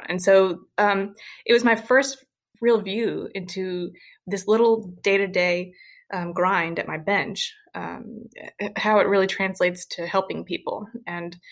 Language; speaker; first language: English; native; English